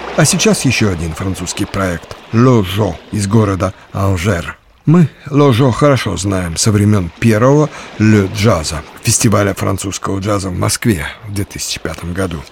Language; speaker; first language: Russian; native; Russian